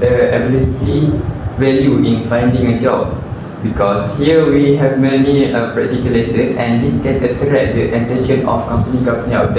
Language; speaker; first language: English; non-native, learner; Malay